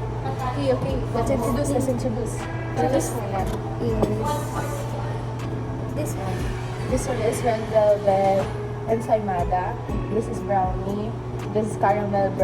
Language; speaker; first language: English; non-native, local second language; Filipino